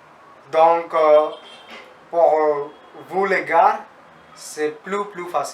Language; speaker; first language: French; non-native, learner; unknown